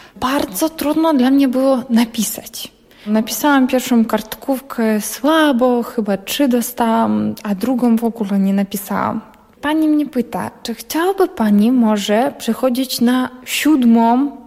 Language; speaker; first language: Polish; non-native, learner; Ukrainian